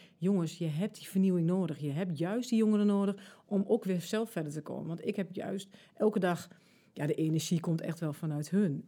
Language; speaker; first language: Dutch; early bilingual, other home language; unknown